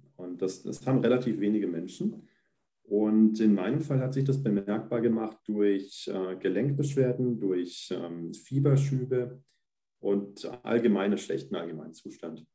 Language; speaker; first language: German; native; German